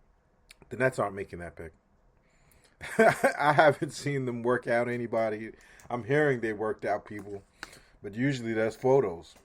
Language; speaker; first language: English; native; English